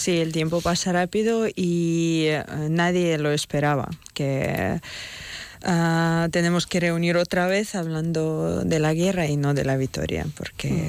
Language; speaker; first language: Spanish; non-native, fluent; Ukrainian